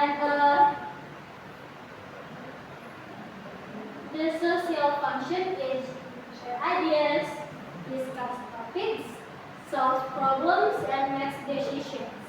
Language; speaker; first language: English; non-native, fluent; Indonesian